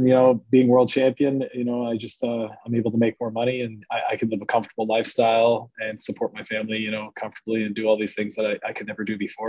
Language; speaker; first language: English; native; English